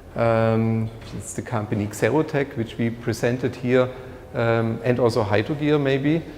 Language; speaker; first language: English; non-native, fluent; German